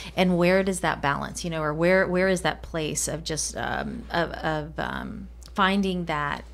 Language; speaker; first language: English; non-native, fluent; Spanish